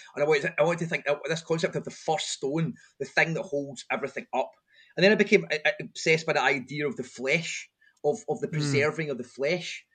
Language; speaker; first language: English; native; English